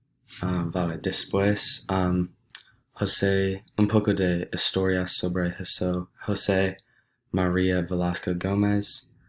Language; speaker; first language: Spanish; non-native, learner; English